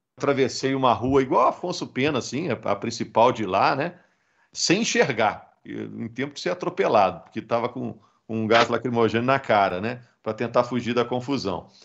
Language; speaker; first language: Portuguese; native; Portuguese